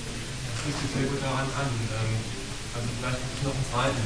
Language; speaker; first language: German; native; German